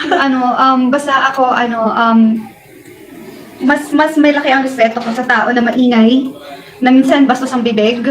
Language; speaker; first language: Filipino; non-native, local second language; Hiligaynon